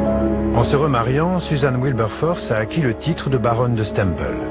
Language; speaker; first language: French; native; French